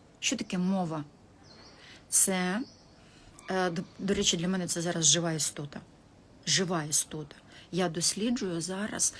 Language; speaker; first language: Ukrainian; non-native, local second language; Russian